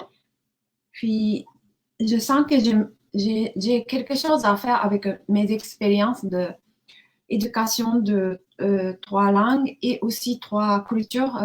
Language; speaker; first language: French; non-native, learner; Japanese